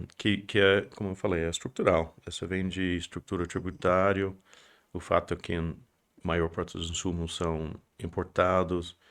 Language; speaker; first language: Portuguese; non-native, fluent; English